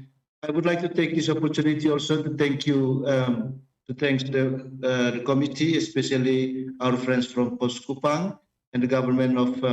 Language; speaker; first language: English; non-native, fluent; Indonesian